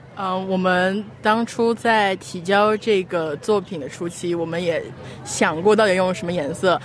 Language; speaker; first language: Chinese; native; Chinese